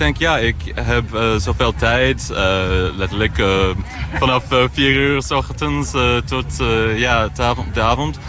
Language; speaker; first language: Dutch; non-native, fluent; English